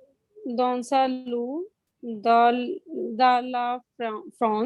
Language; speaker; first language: French; non-native, learner; Hindi